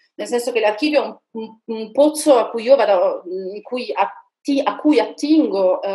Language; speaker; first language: Italian; native; Italian